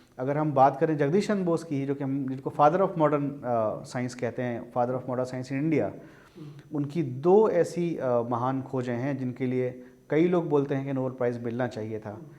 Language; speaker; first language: Hindi; native; Hindi